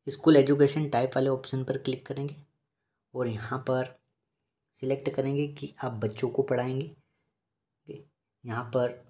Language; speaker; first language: Hindi; native; Hindi